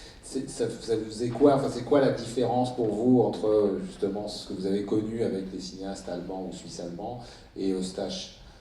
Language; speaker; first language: French; native; French